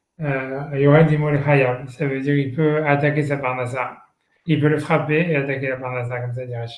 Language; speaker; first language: French; native; French